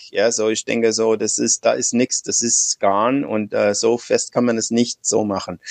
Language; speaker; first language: German; non-native, fluent; English